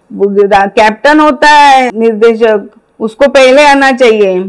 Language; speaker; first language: Hindi; non-native, local second language; Marathi